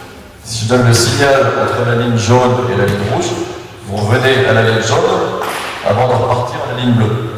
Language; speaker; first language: French; native; French